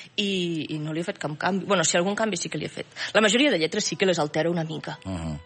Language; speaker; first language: Catalan; native; Catalan